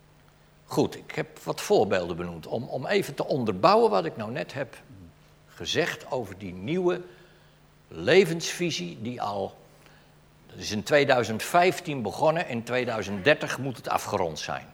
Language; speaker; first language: Dutch; native; Dutch